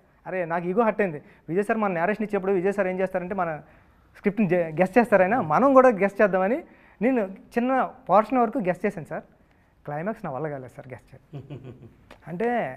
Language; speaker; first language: Telugu; native; Telugu